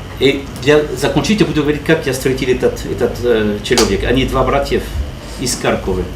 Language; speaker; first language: Russian; non-native, learner; French